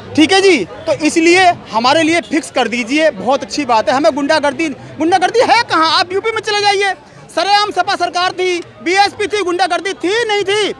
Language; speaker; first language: Hindi; native; Hindi